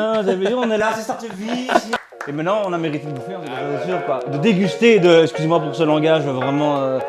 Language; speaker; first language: French; native; French